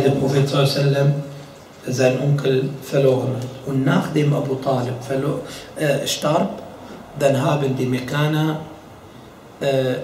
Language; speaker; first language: German; non-native, fluent; Arabic